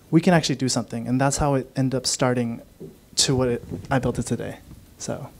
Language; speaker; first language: English; native; English